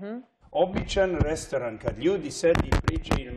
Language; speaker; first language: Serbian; early bilingual, heritage; English